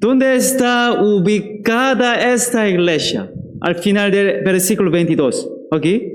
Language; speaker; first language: Spanish; non-native, fluent; Korean